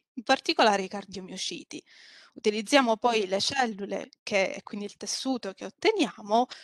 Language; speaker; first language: Italian; native; Italian